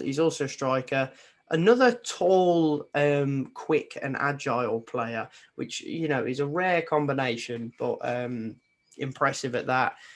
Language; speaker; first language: English; native; English